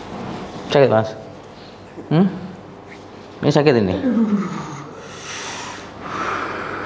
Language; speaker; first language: Indonesian; native; Indonesian